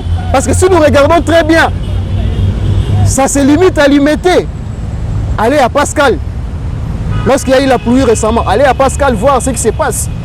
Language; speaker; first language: French; non-native, local second language; Lingala